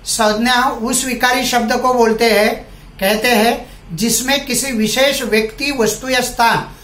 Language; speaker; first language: Hindi; non-native, local second language; Marathi